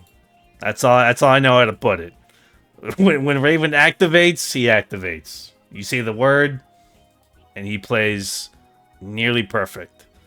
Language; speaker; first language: English; native; English